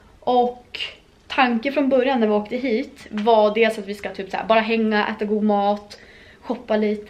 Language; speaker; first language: Swedish; native; Swedish